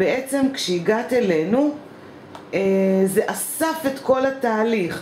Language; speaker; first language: Hebrew; native; Hebrew